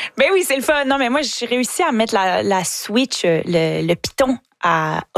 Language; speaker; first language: French; native; French